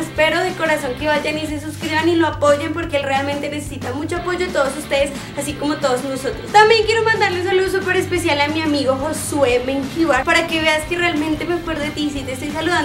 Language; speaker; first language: Spanish; native; Spanish